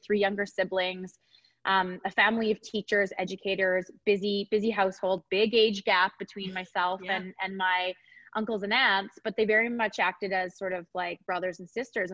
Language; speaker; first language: English; native; English